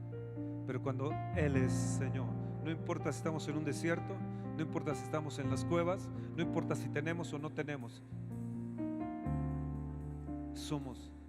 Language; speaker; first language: Spanish; native; Spanish